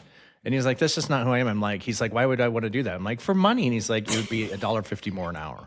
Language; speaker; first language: English; native; English